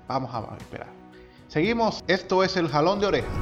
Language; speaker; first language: Spanish; native; Spanish